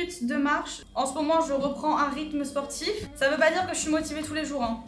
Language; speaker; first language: French; native; French